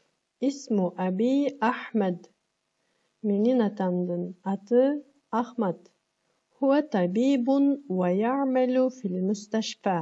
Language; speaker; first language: Arabic; non-native, fluent; Kyrgyz